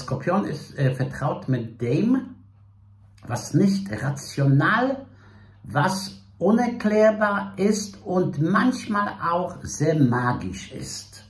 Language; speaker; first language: German; non-native, fluent; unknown